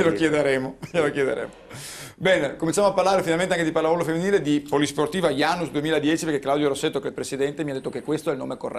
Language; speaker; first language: Italian; native; Italian